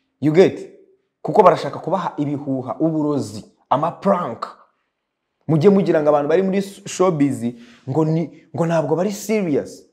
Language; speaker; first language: Kinyarwanda; early bilingual, heritage; Kinyarwanda